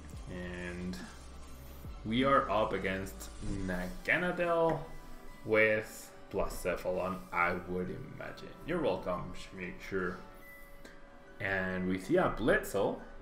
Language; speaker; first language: English; non-native, fluent; Spanish